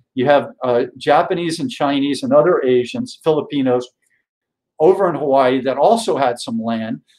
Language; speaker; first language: English; native; English